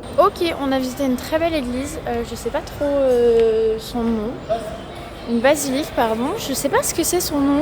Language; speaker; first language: French; native; French